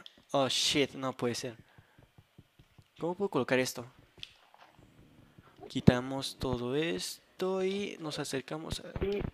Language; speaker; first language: Spanish; native; Spanish